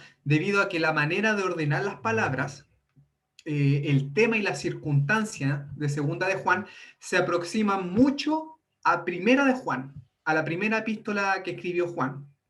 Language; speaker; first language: Spanish; native; Spanish